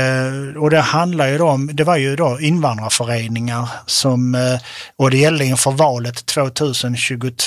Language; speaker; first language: Swedish; native; Swedish